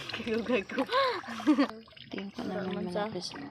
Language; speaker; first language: Filipino; non-native, local second language; Hiligaynon